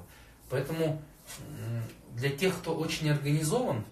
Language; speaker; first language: Russian; native; Russian